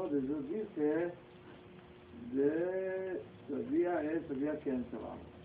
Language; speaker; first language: Spanish; non-native, learner; Hebrew